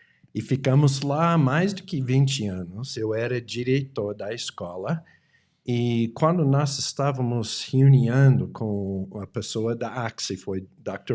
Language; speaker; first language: Portuguese; non-native, fluent; English